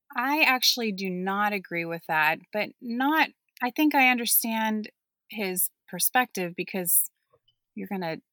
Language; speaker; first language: English; early bilingual, other home language; German